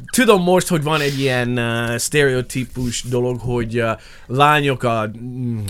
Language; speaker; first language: Hungarian; non-native, fluent; English